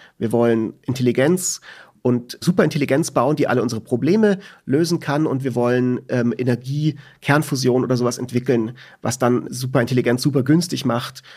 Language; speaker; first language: German; native; German